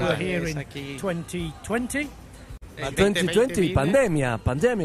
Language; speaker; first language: English; non-native, learner; Spanish